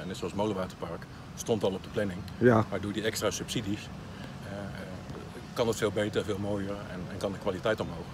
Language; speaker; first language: Dutch; native; Dutch